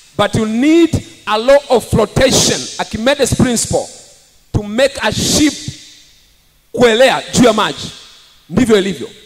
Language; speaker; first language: English; non-native, local second language; Swahili